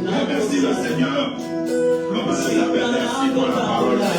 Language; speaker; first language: French; non-native, local second language; Lingala